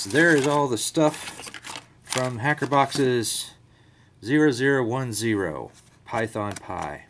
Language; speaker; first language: English; native; English